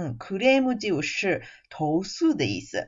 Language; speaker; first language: Chinese; non-native, fluent; Japanese